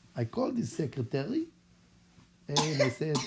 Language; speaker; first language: English; non-native, fluent; Hebrew